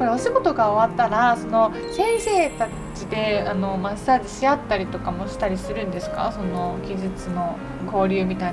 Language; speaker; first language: Japanese; native; Japanese